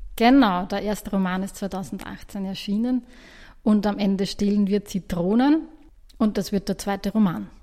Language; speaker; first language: German; native; German